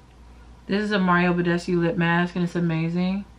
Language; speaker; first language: English; native; English